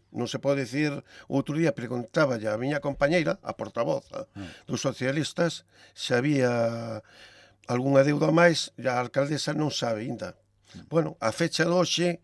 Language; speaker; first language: Galician; native; Galician